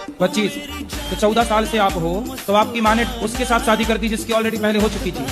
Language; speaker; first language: Hindi; native; Hindi